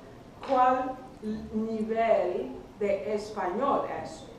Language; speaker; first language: Spanish; non-native, fluent; English